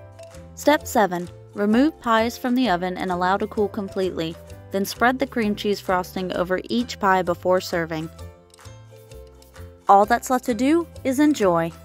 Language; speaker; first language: English; native; English